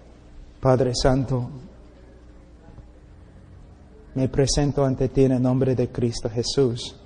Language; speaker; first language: Spanish; non-native, fluent; English